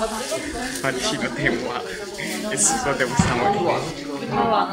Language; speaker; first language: English; non-native, learner; Indonesian